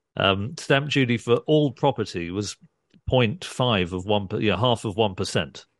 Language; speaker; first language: English; early bilingual, other home language; Urdu